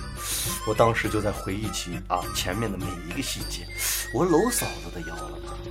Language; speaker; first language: Chinese; native; Chinese